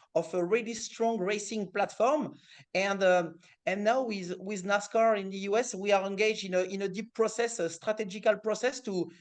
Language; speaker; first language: English; non-native, fluent; French